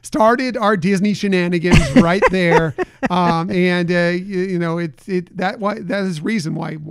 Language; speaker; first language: English; native; English